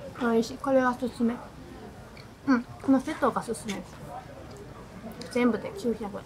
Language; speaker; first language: Japanese; non-native, fluent; Chinese